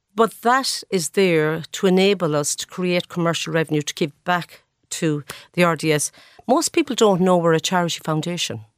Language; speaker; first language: English; native; English